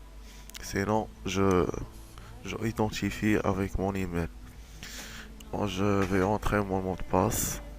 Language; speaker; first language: French; non-native, local second language; Arabic